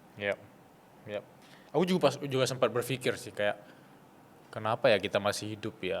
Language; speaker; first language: Indonesian; native; Indonesian